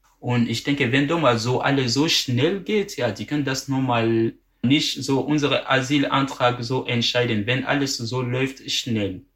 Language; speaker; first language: German; non-native, learner; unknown